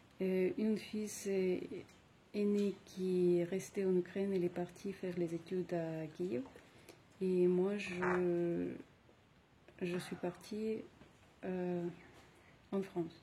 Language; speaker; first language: French; non-native, fluent; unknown